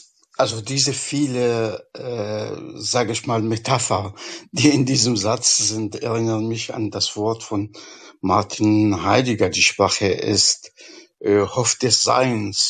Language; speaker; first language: German; non-native, fluent; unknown